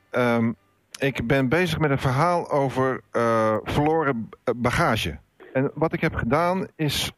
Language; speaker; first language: Dutch; native; Dutch